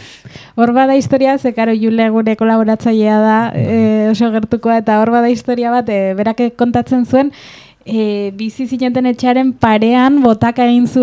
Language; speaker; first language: Basque; native; Basque